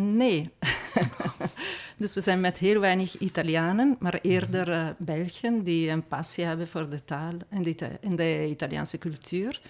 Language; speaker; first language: Dutch; non-native, fluent; Italian